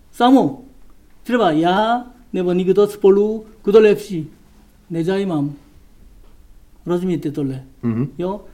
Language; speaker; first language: Czech; non-native, learner; Korean